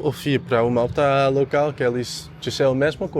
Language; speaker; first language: Portuguese; non-native, learner; English